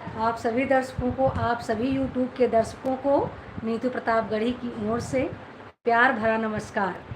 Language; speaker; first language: Hindi; native; Hindi